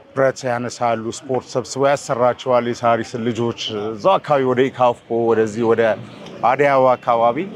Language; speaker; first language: Amharic; native; Amharic